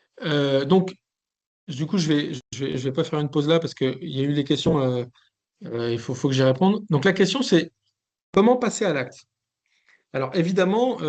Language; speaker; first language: French; native; French